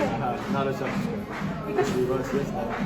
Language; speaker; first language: Russian; non-native, learner; English